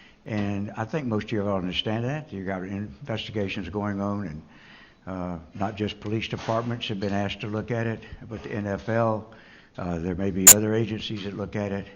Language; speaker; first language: English; native; English